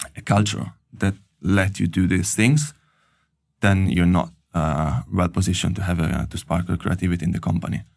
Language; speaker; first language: English; non-native, fluent; Italian